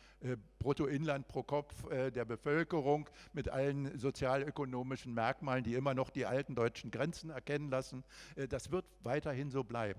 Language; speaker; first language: German; native; German